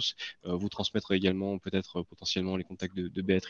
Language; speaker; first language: French; native; French